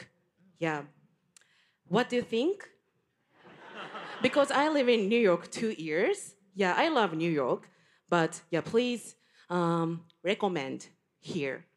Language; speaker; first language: English; non-native, learner; Japanese